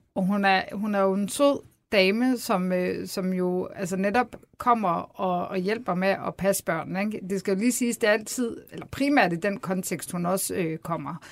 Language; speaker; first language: Danish; early bilingual, other home language; Polish